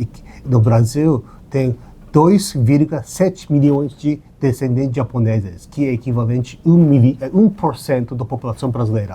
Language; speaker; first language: Portuguese; non-native, learner; Japanese